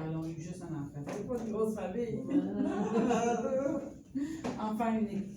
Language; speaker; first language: French; native; French